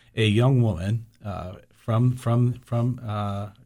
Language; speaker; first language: English; native; English